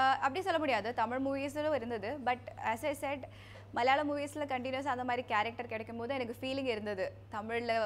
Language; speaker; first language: Tamil; non-native, local second language; Malayalam